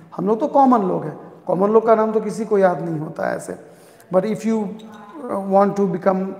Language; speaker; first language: Hindi; native; Hindi